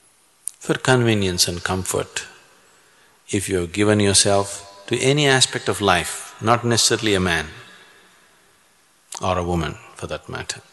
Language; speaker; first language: English; non-native, local second language; Kannada